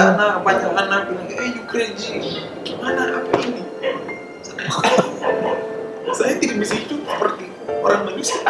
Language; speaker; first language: Indonesian; non-native, learner; English